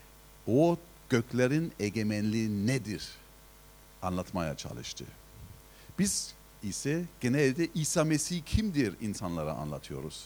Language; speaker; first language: Turkish; non-native, fluent; German